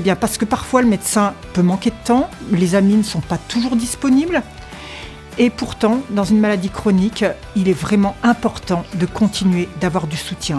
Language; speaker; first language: French; native; French